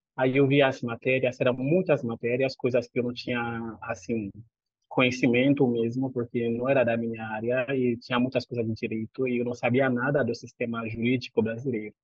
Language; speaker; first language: Portuguese; non-native, fluent; Haitian Creole